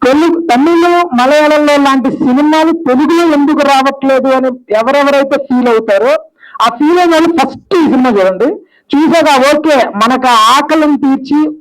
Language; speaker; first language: Telugu; native; Telugu